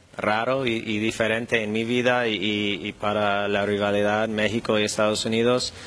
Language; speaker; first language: Spanish; non-native, fluent; English